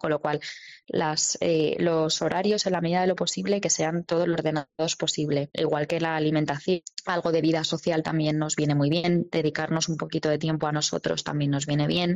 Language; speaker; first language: Spanish; native; Spanish